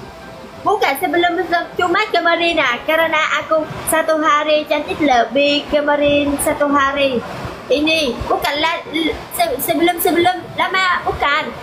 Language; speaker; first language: Indonesian; non-native, learner; Vietnamese